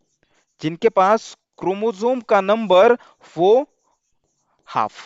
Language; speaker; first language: Hindi; non-native, local second language; Marathi